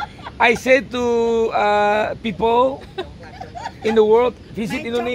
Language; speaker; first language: English; non-native, learner; Indonesian